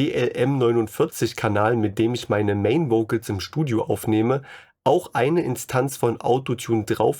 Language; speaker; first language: German; native; German